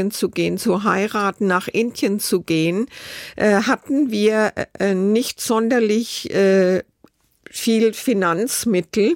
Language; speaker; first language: German; native; German